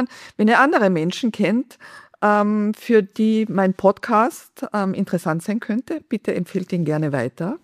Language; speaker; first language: German; native; German